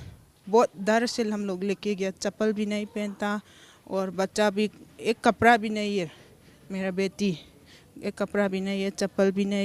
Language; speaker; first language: Hindi; non-native, local second language; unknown